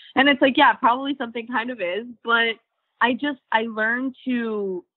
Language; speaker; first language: English; native; English